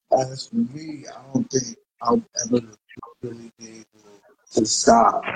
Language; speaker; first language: English; native; English